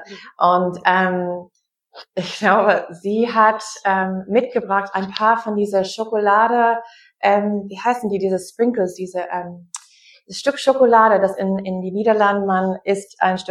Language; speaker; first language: German; non-native, fluent; English